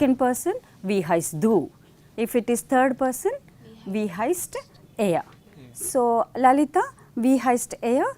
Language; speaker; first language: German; non-native, fluent; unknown